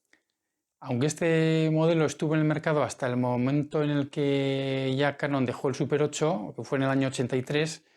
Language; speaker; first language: Spanish; native; Spanish